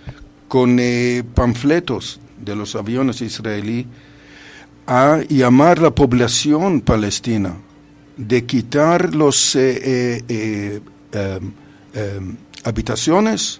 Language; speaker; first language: Spanish; non-native, fluent; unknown